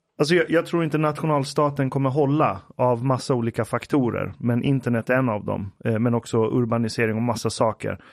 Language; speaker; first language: Swedish; early bilingual, other home language; Persian